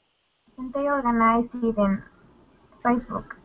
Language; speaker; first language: English; non-native, learner; Spanish